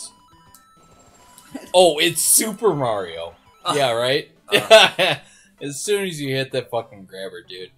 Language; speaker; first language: English; native; English